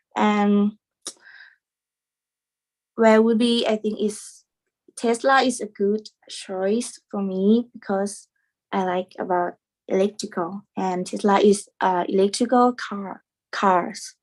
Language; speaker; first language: English; non-native, learner; Thai